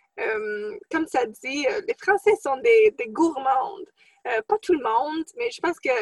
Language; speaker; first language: French; non-native, fluent; English